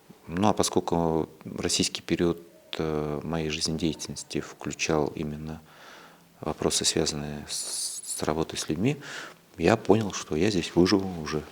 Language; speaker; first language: Russian; native; Russian